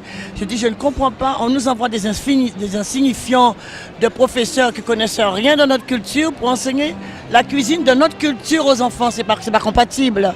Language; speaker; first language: French; native; French